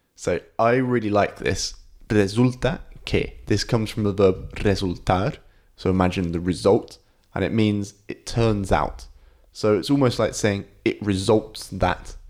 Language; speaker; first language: English; native; English